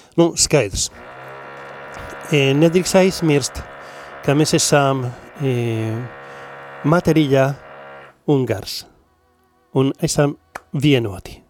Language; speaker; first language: Latvian; non-native, learner; Spanish